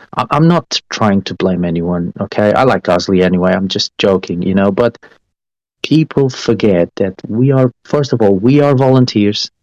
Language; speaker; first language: English; non-native, fluent; Portuguese